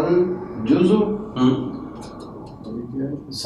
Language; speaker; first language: Arabic; non-native, learner; Urdu